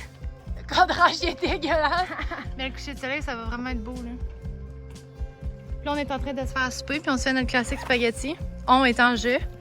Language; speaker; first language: French; native; French